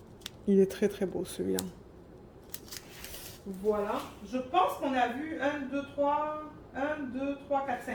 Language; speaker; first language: French; native; French